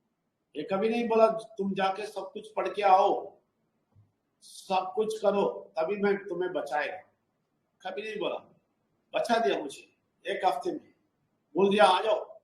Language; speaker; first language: Hindi; non-native, local second language; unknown